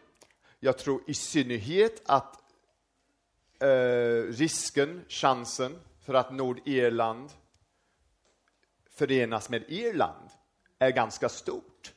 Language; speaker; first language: Swedish; non-native, fluent; English